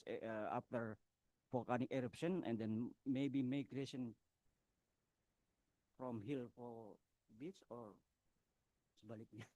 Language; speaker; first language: English; non-native, learner; Indonesian